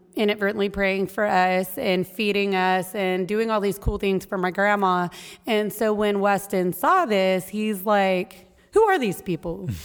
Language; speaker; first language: English; native; English